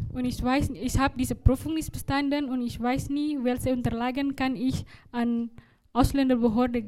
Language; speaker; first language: German; non-native, learner; Indonesian